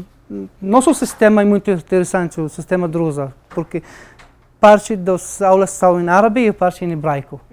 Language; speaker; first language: Portuguese; non-native, learner; Arabic